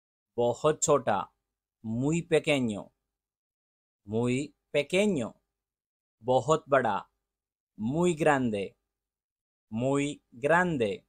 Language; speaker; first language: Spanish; non-native, learner; Urdu